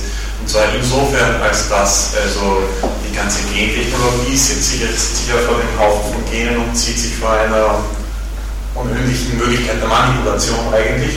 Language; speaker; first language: German; native; German